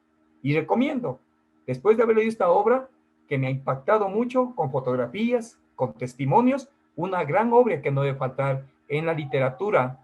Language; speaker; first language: Spanish; native; Spanish